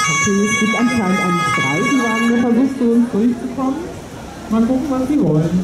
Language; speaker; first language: German; native; German